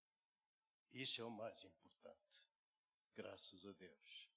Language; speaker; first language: Portuguese; native; Portuguese